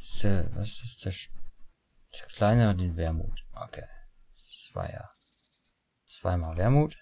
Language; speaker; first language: German; native; German